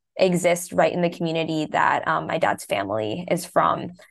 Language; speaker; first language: English; early bilingual, other home language; Hindi